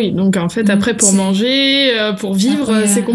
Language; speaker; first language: French; native; French